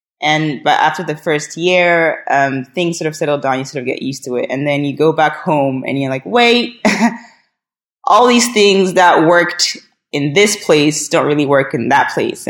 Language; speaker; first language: English; non-native, local second language; Akan